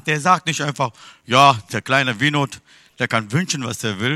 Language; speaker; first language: German; non-native, fluent; Tamil